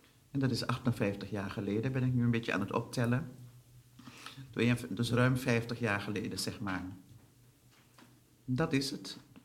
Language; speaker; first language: Dutch; non-native, local second language; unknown